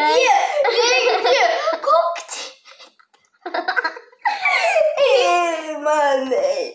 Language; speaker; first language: German; early bilingual, other home language; Russian